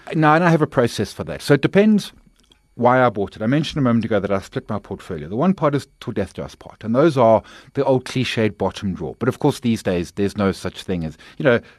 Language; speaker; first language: English; native; English